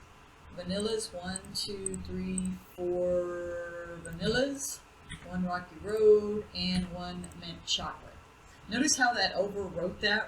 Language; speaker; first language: English; native; English